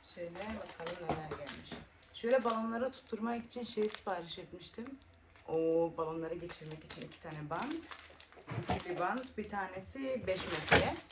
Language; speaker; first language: Turkish; early bilingual, heritage; Turkish